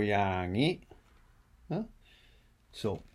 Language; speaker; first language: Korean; non-native, fluent; English